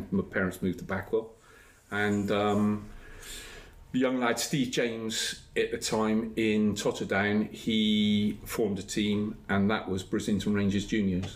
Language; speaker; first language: English; native; English